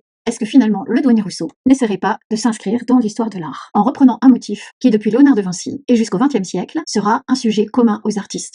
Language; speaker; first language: French; native; French